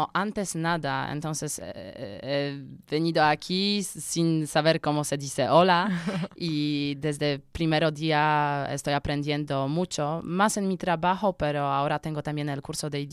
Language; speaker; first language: Spanish; non-native, learner; Polish